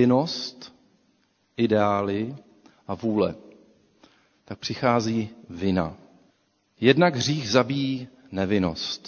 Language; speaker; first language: Czech; native; Czech